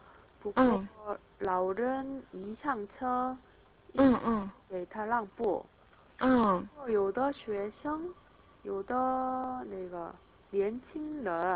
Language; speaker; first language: Chinese; non-native, learner; Korean